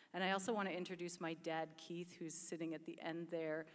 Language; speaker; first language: English; native; English